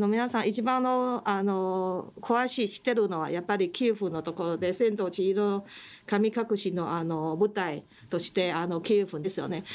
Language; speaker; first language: Japanese; non-native, fluent; Chinese